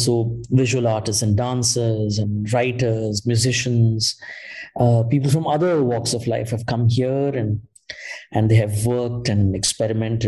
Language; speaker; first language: English; non-native, local second language; Hindi